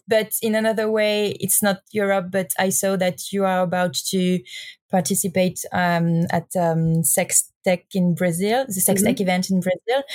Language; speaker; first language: English; non-native, learner; French